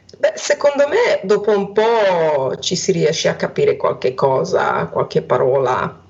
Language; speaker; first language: Italian; non-native, fluent; Hungarian